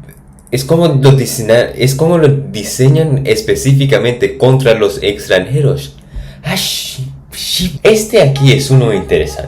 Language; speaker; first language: Spanish; non-native, fluent; English